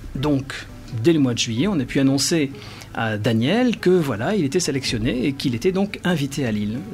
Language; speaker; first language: French; native; French